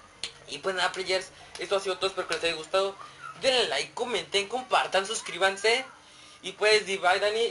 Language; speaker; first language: Spanish; native; Spanish